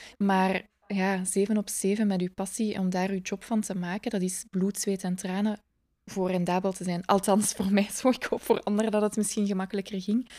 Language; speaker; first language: Dutch; native; Dutch